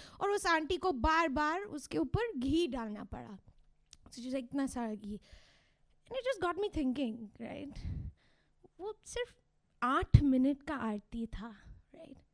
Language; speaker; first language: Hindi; early bilingual, heritage; Hindi